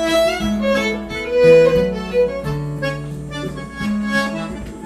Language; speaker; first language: French; non-native, fluent; English